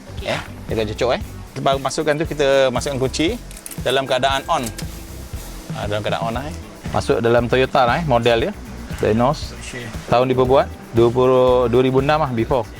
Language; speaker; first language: Malay; native; Malay